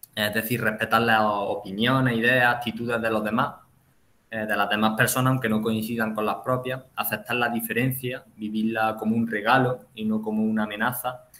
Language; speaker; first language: Spanish; native; Spanish